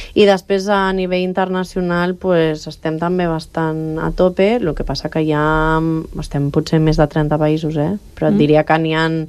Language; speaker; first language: Catalan; native; Catalan